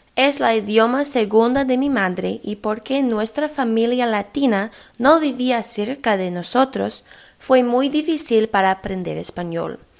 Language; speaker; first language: Spanish; early bilingual, heritage; English